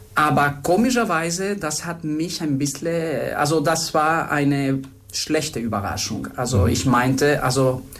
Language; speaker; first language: German; non-native, fluent; Spanish